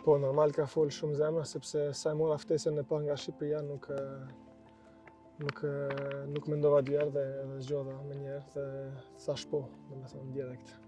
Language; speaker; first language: Albanian; early bilingual, heritage; Albanian